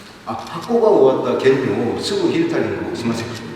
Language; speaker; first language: Japanese; non-native, fluent; Korean